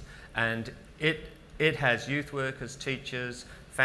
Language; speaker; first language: English; native; English